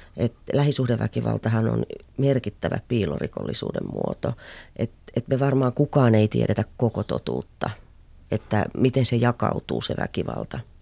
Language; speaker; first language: Finnish; native; Finnish